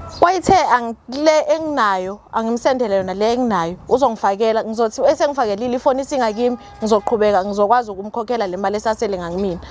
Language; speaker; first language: Zulu; native; Zulu